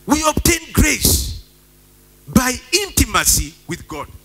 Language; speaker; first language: English; non-native, local second language; Swahili